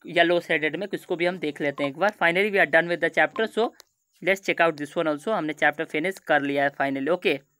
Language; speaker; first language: Hindi; native; Hindi